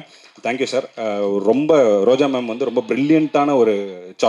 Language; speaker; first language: Tamil; native; Tamil